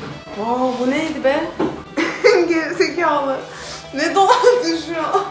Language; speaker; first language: Turkish; native; Turkish